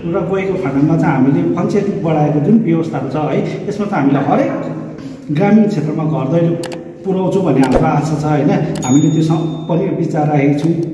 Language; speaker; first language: Nepali; native; Nepali